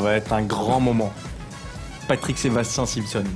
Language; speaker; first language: French; native; French